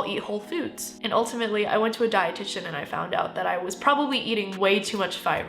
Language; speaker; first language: English; native; English